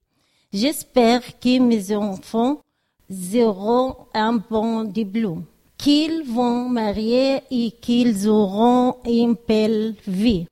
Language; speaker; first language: French; non-native, learner; Arabic